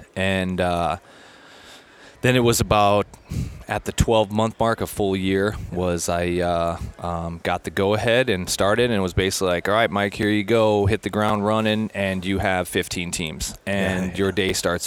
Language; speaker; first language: English; native; English